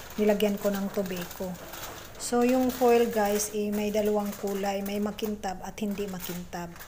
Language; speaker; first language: Filipino; non-native, local second language; Cebuano